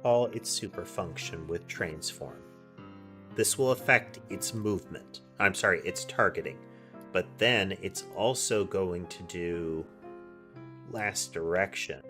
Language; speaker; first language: English; native; English